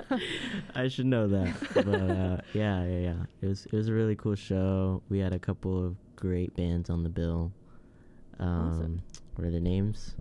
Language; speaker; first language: English; native; English